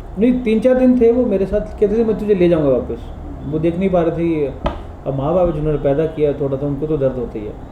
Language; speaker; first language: Hindi; non-native, local second language; Punjabi